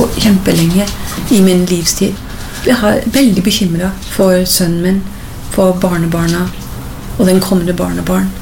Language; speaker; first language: Norwegian; non-native, fluent; English